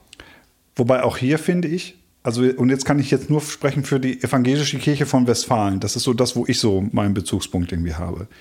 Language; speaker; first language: German; native; German